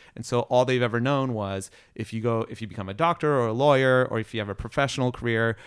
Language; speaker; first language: English; native; English